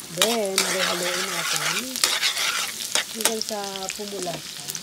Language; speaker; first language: Filipino; non-native, local second language; Hiligaynon